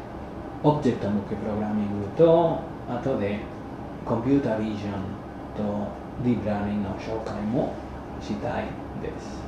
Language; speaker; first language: Japanese; non-native, fluent; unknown